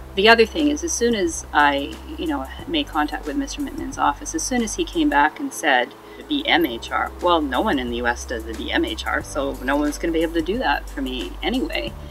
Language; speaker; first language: English; native; English